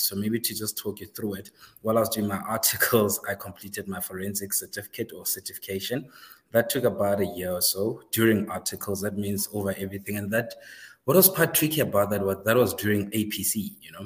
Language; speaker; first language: English; non-native, local second language; Northern Sotho